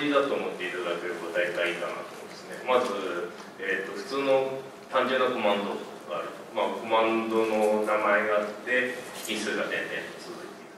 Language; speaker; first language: Japanese; native; Japanese